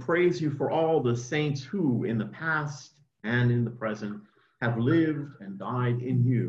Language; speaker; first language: English; native; English